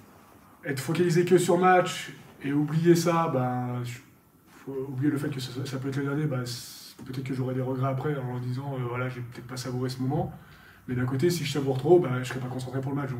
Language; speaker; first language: French; native; French